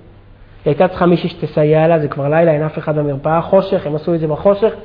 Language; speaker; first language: Hebrew; native; Hebrew